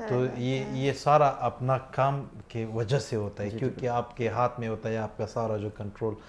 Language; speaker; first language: Hindi; non-native, fluent; Pashto